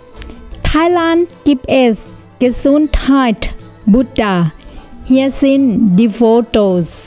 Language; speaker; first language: German; non-native, learner; Thai